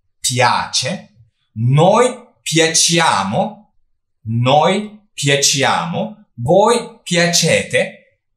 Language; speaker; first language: Italian; non-native, fluent; Turkish